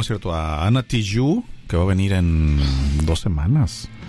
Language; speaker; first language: Spanish; native; Spanish